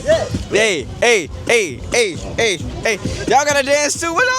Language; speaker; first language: English; native; English